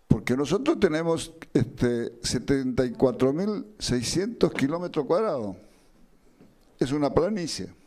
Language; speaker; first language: Spanish; native; Spanish